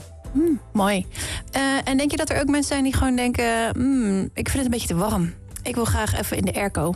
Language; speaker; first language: Dutch; native; Dutch